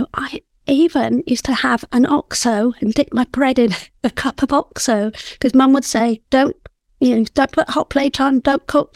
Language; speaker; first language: English; native; English